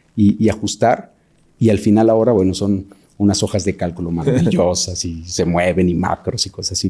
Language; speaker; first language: Spanish; native; Spanish